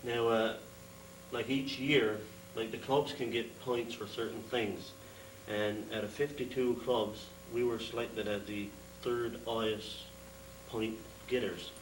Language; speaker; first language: English; native; English